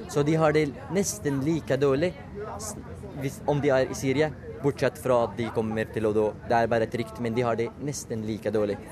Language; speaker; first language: Norwegian; non-native, fluent; Arabic